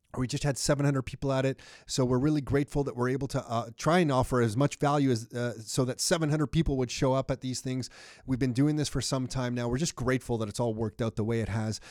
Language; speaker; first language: English; native; English